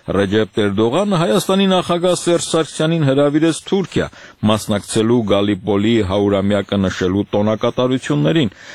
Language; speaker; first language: Armenian; native; Armenian